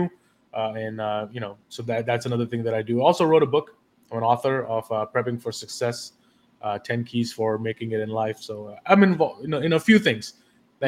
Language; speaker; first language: English; non-native, local second language; Hindi